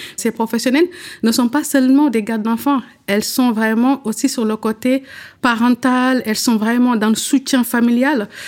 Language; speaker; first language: French; early bilingual, other home language; Wolof